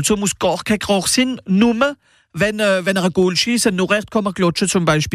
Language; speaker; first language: German; non-native, local second language; Swiss German